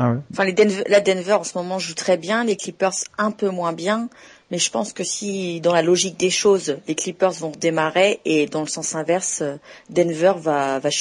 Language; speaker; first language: French; native; French